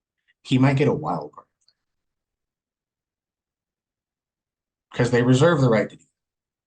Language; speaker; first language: English; native; English